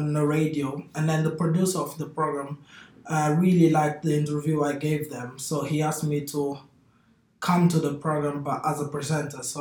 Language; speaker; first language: English; non-native, fluent; Portuguese